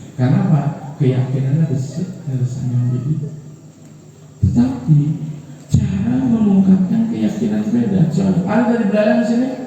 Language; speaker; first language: Indonesian; non-native, local second language; Balinese